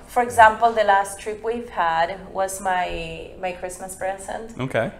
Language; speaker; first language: English; non-native, fluent; Spanish